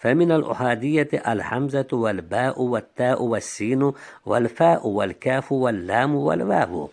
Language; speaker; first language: Arabic; non-native, fluent; Uzbek